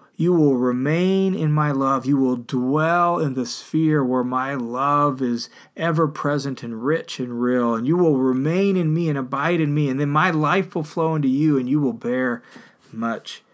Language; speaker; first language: English; native; English